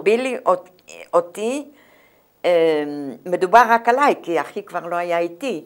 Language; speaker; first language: Hebrew; non-native, fluent; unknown